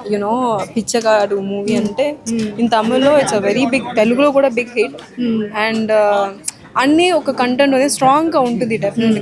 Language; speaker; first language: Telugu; non-native, learner; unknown